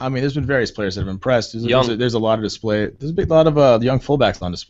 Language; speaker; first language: English; native; English